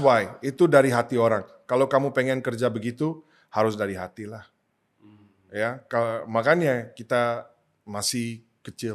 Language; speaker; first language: Indonesian; non-native, fluent; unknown